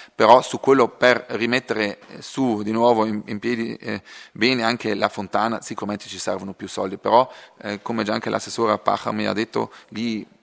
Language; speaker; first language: Italian; non-native, local second language; German